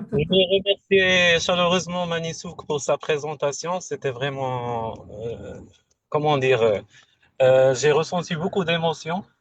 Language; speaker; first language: French; non-native, fluent; Arabic